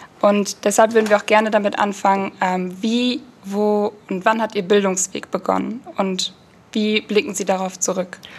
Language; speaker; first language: German; early bilingual, other home language; Turkish